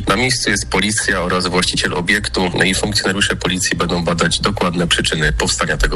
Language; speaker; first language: Polish; native; Polish